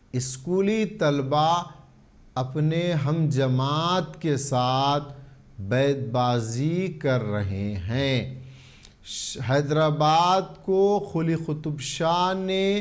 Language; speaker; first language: Urdu; native; Urdu